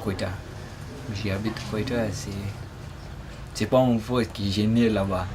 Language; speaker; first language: French; non-native, learner; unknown